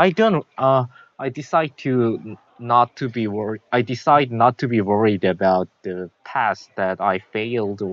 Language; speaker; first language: English; non-native, learner; Korean